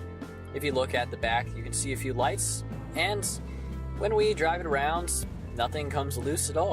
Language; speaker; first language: English; native; English